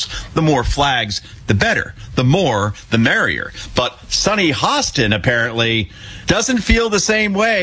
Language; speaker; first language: English; native; English